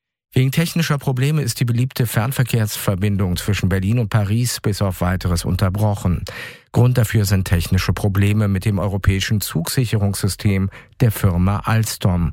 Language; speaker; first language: German; native; German